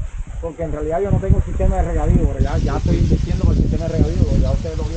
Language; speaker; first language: Spanish; native; Spanish